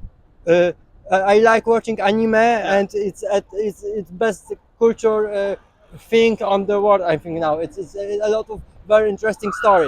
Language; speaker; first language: English; non-native, learner; Polish